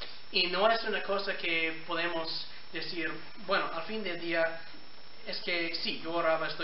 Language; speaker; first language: Spanish; non-native, fluent; English